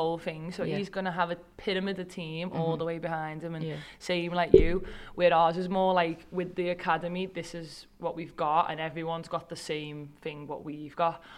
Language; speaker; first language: English; native; English